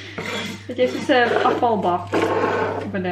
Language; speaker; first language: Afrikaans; non-native, learner; Dutch